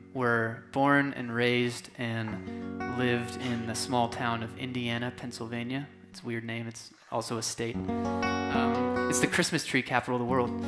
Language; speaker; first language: English; native; English